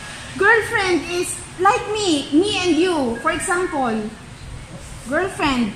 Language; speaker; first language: English; non-native, learner; Filipino